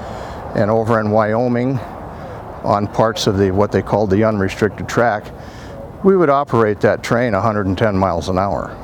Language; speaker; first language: English; native; English